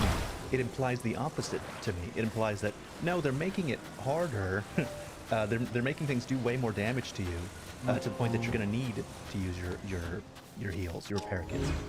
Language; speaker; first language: English; native; English